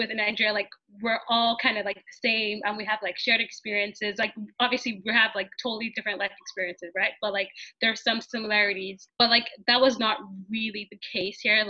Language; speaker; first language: English; non-native, local second language; Yoruba